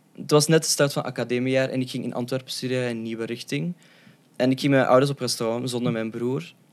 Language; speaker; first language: Dutch; early bilingual, other home language; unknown